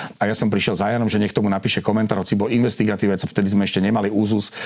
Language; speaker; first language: Slovak; native; Slovak